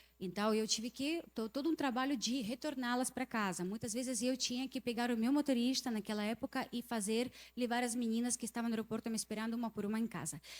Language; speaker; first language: Portuguese; non-native, fluent; Russian